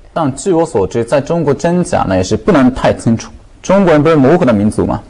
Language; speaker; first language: Chinese; non-native, fluent; Japanese